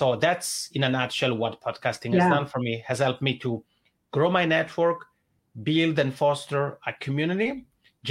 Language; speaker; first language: English; non-native, fluent; Italian